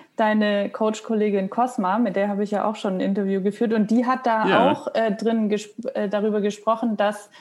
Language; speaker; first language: German; native; German